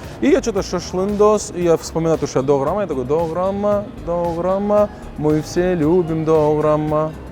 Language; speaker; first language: Russian; native; Russian